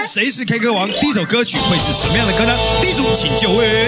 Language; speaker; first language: Chinese; native; Chinese